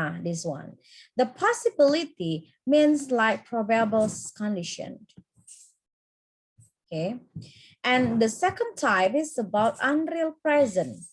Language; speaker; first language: English; non-native, fluent; Indonesian